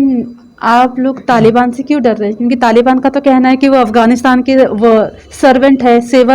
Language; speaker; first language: Hindi; native; Hindi